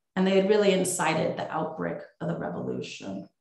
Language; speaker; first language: English; native; English